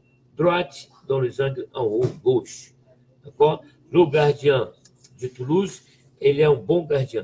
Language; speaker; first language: French; non-native, fluent; Portuguese